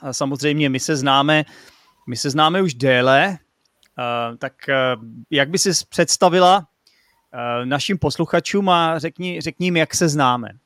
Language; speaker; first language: Czech; native; Czech